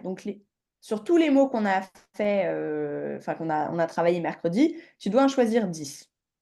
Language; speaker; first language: French; native; French